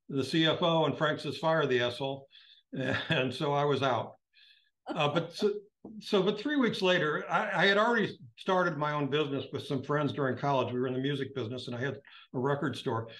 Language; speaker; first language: English; native; English